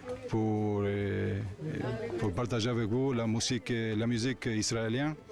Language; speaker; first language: French; non-native, learner; Hebrew